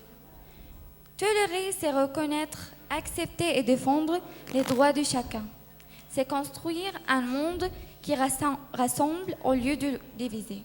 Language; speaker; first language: French; non-native, learner; Arabic